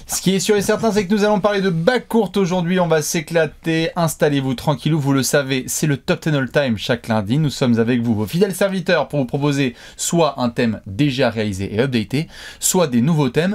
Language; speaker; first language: French; native; French